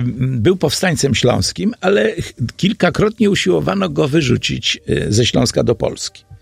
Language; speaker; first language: Polish; native; Polish